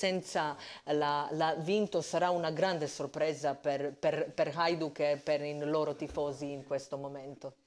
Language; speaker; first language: Italian; non-native, fluent; Croatian